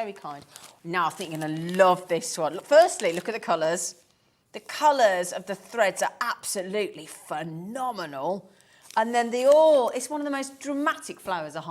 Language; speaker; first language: English; native; English